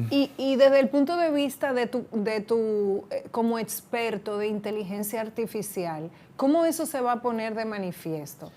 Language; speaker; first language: Spanish; native; Spanish